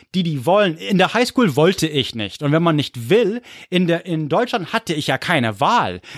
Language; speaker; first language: German; non-native, fluent; English